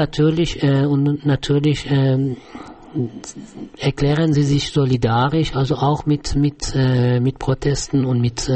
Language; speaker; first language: German; non-native, fluent; Persian